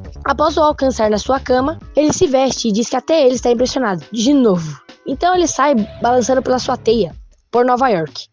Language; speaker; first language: Portuguese; native; Portuguese